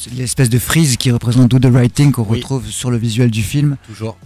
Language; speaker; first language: French; native; French